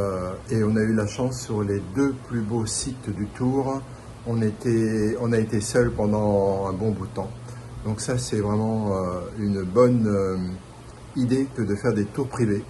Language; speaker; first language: French; native; French